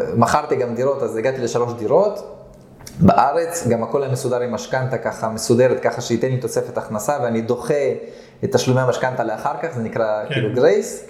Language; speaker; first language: Hebrew; early bilingual, other home language; Russian